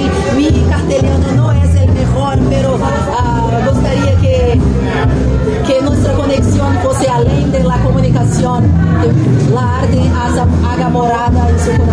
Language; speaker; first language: Spanish; non-native, fluent; Portuguese